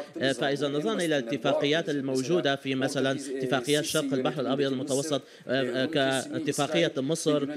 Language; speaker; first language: Arabic; non-native, fluent; Turkish